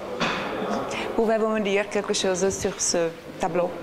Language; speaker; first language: French; non-native, learner; Czech